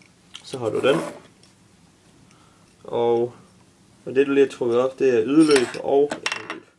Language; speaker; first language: Danish; native; Danish